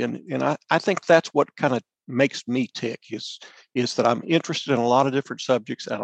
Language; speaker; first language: English; native; English